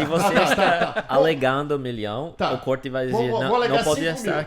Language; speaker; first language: Portuguese; non-native, fluent; English